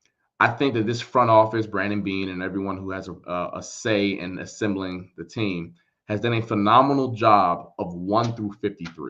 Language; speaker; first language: English; native; English